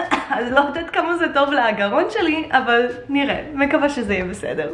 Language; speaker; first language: Hebrew; early bilingual, heritage; Hebrew